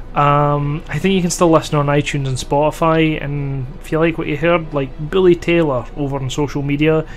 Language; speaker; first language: English; native; English